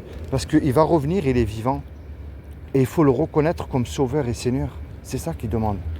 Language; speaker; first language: French; native; French